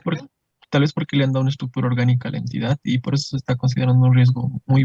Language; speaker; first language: Spanish; native; Spanish